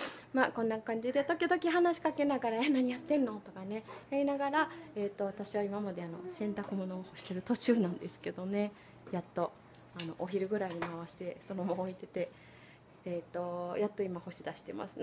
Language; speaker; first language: Japanese; native; Japanese